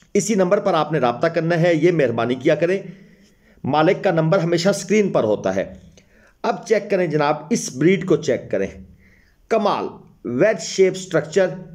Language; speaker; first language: Urdu; non-native, local second language; Punjabi